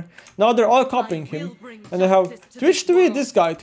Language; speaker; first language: English; non-native, fluent; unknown